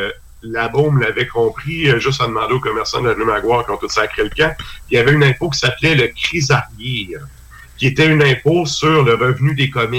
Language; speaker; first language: French; native; French